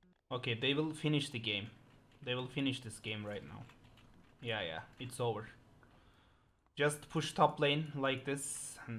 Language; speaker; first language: English; non-native, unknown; Turkish